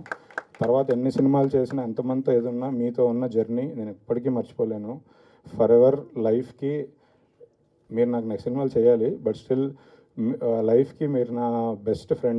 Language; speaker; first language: Telugu; native; Telugu